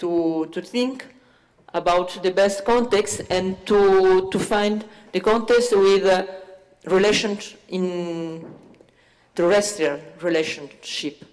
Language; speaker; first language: English; non-native, learner; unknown